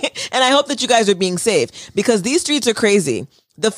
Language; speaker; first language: English; native; English